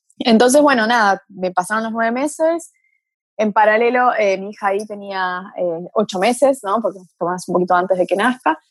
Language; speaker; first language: Spanish; early bilingual, other home language; Portuguese